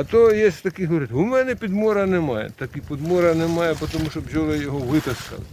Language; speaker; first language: Ukrainian; native; Ukrainian